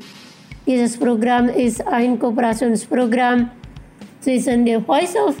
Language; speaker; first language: German; non-native, fluent; Indonesian